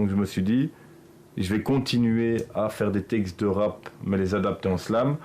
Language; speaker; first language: French; native; French